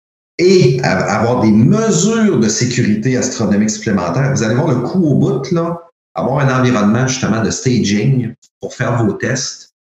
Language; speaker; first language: French; native; French